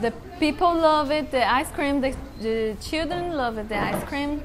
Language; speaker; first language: English; non-native, learner; Portuguese